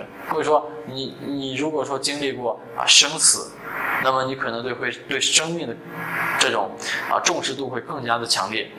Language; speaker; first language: Chinese; native; Chinese